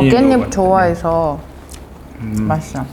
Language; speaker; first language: Korean; non-native, fluent; Mongolian